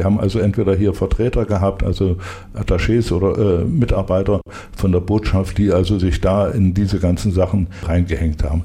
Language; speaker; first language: German; native; German